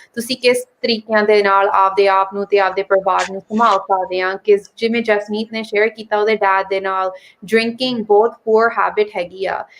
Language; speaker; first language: Punjabi; early bilingual, heritage; Punjabi